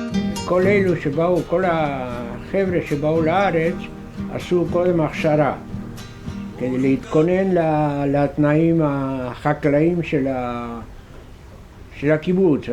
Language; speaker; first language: Hebrew; non-native, fluent; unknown